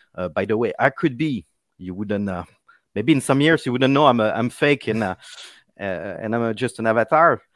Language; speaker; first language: English; non-native, fluent; French